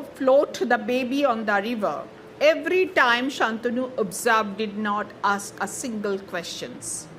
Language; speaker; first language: English; non-native, local second language; Bangla